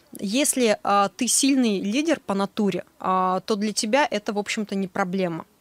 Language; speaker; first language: Russian; native; Russian